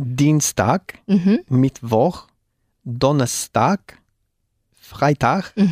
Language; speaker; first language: German; non-native, learner; Spanish